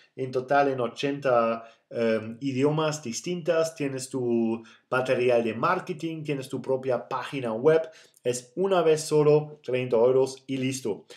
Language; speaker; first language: Spanish; non-native, fluent; German